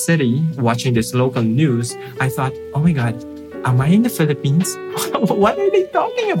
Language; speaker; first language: English; non-native, local second language; Filipino